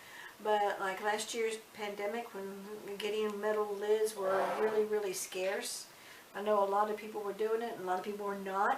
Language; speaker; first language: English; native; English